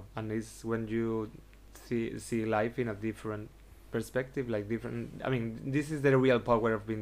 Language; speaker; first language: English; non-native, fluent; Spanish